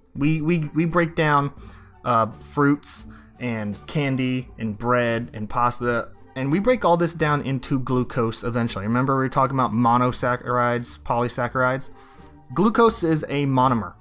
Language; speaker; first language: English; native; English